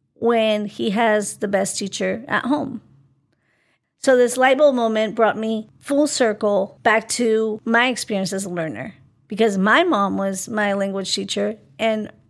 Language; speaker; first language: English; early bilingual, other home language; Spanish